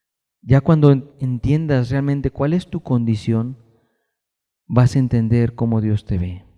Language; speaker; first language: Spanish; native; Spanish